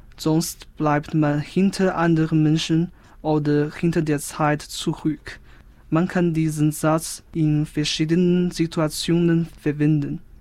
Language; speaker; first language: German; non-native, fluent; Chinese